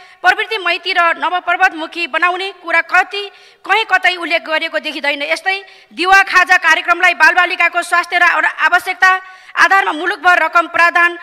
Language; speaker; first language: Nepali; native; Nepali